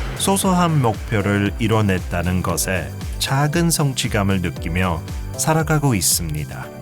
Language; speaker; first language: Korean; early bilingual, heritage; Korean